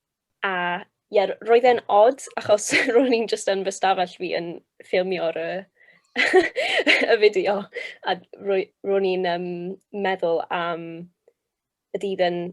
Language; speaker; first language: Welsh; non-native, local second language; English